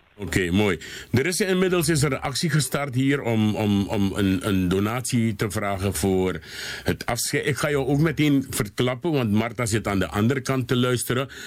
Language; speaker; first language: Dutch; native; Dutch